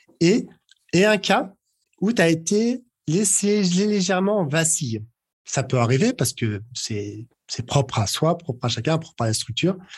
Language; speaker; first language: French; native; French